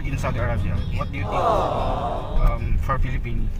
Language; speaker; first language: English; non-native, learner; Filipino